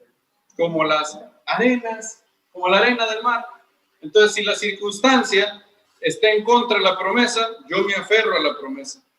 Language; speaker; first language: Spanish; native; Spanish